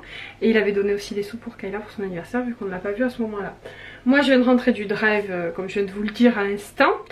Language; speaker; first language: French; native; French